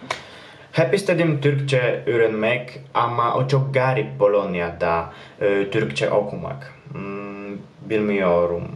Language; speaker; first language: Turkish; non-native, learner; Polish